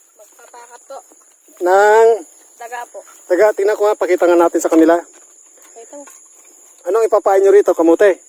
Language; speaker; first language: Filipino; native; Filipino